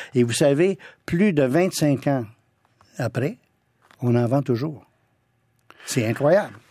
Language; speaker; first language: French; native; French